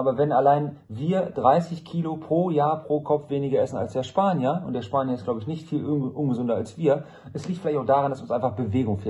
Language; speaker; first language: German; native; German